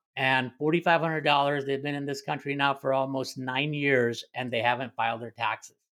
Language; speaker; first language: English; early bilingual, other home language; Hindi